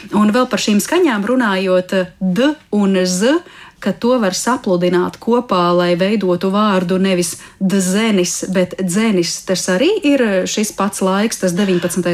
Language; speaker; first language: Latvian; native; Latvian